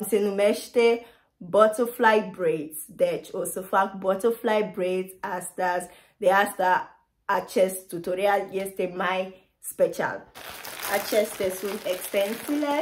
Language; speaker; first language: Romanian; non-native, fluent; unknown